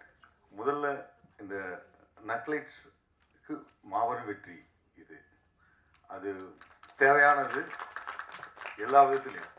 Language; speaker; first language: Tamil; native; Tamil